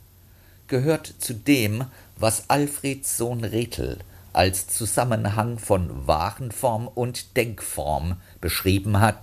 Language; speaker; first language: German; native; German